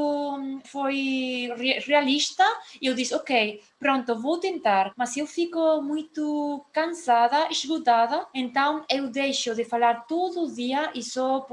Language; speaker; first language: Portuguese; non-native, fluent; Spanish